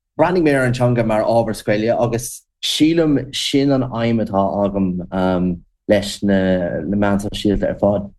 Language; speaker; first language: Irish; non-native, local second language; English